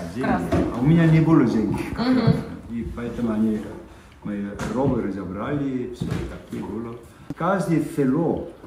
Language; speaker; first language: Ukrainian; non-native, learner; Korean